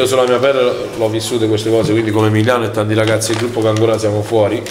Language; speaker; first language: Italian; native; Italian